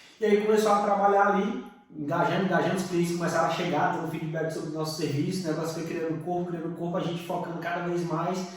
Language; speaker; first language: Portuguese; native; Portuguese